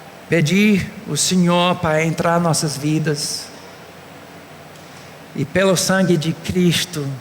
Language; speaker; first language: Portuguese; non-native, fluent; English